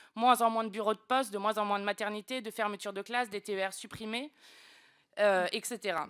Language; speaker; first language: French; native; French